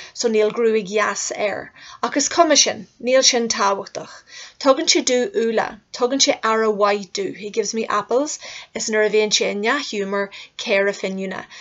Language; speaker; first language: Irish; native; Irish